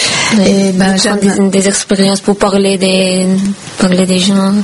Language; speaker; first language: French; non-native, learner; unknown